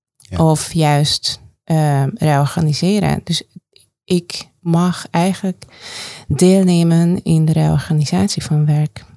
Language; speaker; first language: Dutch; non-native, fluent; Hungarian